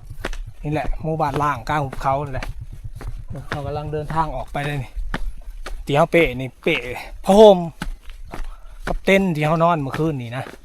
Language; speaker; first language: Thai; non-native, local second language; Lao